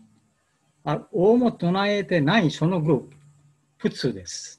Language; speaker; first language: Japanese; non-native, learner; Bangla